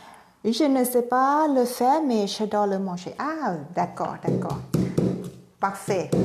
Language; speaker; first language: French; non-native, fluent; Thai